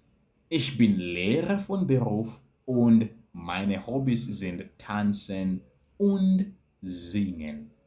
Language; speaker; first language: German; non-native, learner; English